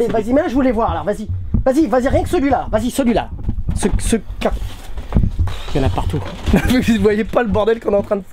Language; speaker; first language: French; native; French